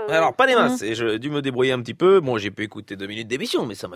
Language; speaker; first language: French; native; French